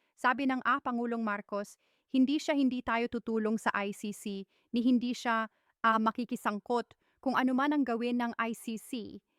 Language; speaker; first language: Filipino; native; Filipino